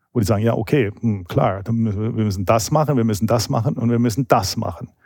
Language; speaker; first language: German; non-native, fluent; English